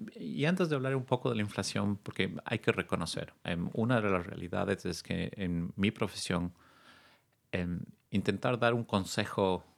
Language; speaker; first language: Spanish; native; Spanish